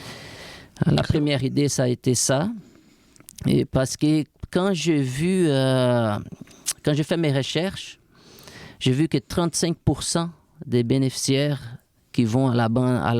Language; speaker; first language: French; non-native, fluent; Portuguese